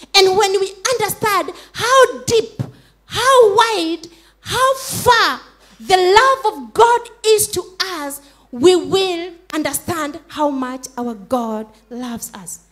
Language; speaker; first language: English; non-native, local second language; Swahili